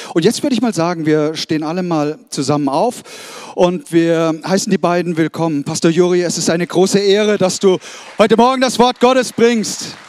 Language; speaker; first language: German; native; German